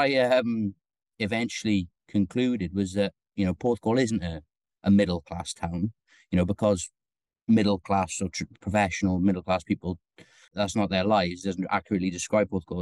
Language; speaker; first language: English; native; English